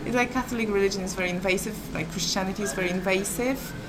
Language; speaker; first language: English; non-native, fluent; Polish